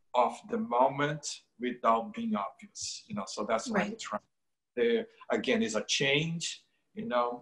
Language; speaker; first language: English; non-native, fluent; Portuguese